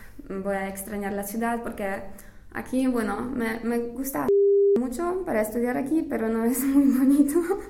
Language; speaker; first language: Spanish; non-native, fluent; English